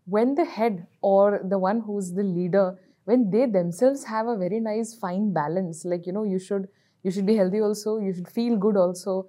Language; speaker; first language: English; non-native, local second language; Hindi